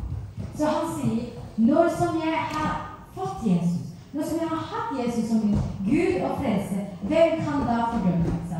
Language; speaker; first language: Norwegian; non-native, fluent; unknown